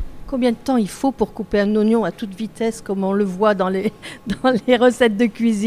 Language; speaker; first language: French; native; French